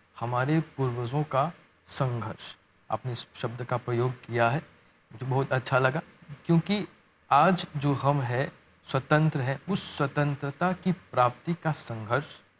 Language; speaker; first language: Hindi; non-native, local second language; Morisyen